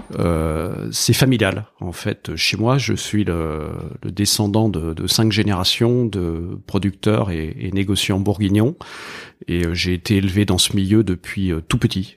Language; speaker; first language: French; native; French